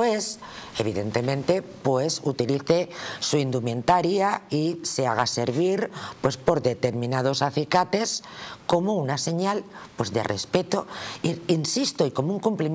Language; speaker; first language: Spanish; native; Spanish